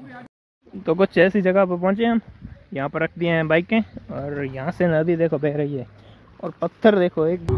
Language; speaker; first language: Hindi; non-native, local second language; Gujarati